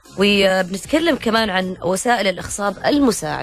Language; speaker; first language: Arabic; native; Arabic